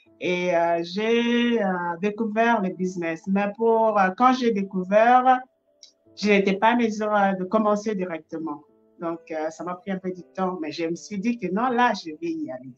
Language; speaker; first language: French; non-native, local second language; Lingala